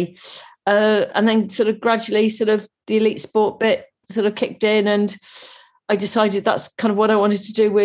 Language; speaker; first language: English; native; English